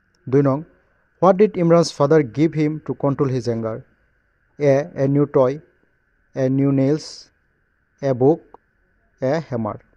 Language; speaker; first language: English; non-native, local second language; Bangla